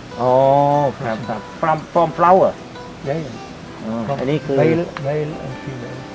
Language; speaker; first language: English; non-native, learner; Thai